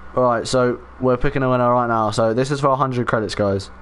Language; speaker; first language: English; native; English